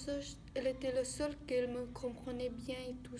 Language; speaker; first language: French; early bilingual, other home language; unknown